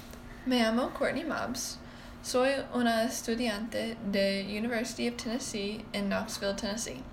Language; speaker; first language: Spanish; non-native, learner; English